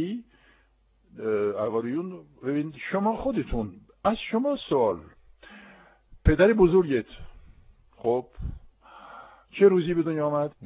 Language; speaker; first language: Persian; non-native, fluent; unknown